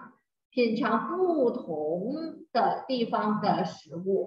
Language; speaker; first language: Chinese; non-native, learner; Thai